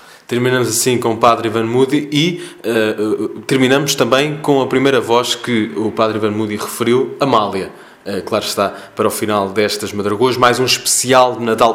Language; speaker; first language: Portuguese; native; Portuguese